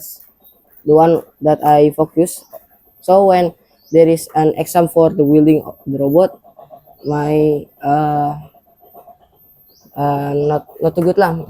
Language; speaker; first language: English; non-native, learner; Indonesian